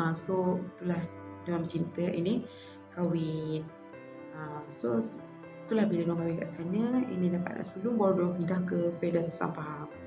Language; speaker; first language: Malay; native; Malay